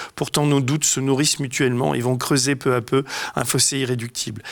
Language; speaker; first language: French; native; French